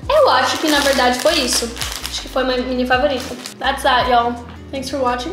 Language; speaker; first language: Portuguese; non-native, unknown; English